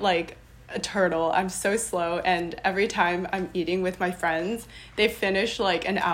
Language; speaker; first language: English; native; English